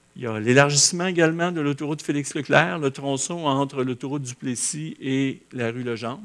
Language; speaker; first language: French; native; French